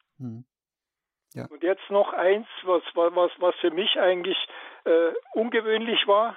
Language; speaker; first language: German; native; German